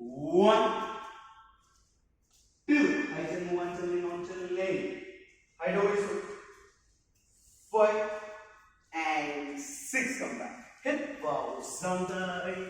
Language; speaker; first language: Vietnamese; non-native, learner; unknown